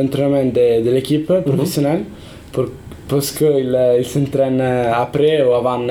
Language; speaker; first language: French; non-native, learner; Italian